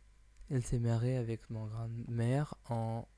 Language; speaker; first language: French; non-native, learner; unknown